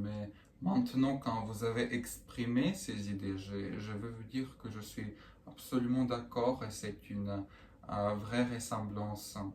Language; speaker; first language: French; non-native, learner; Russian